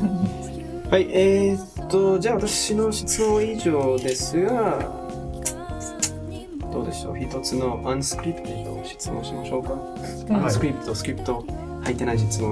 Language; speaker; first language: Japanese; non-native, learner; English